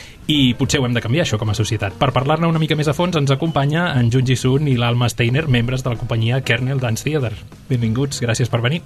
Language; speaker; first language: Catalan; native; Catalan